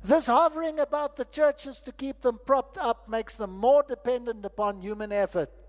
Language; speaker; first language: English; non-native, local second language; Afrikaans